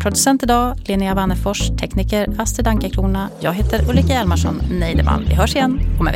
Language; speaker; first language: Swedish; native; Swedish